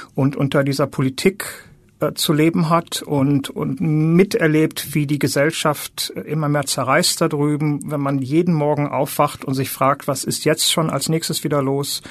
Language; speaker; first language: German; native; German